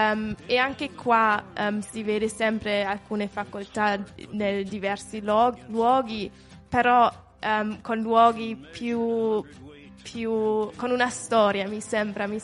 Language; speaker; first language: Italian; non-native, fluent; German